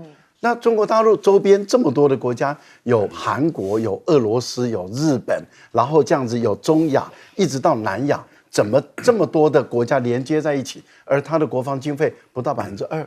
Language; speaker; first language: Chinese; native; Chinese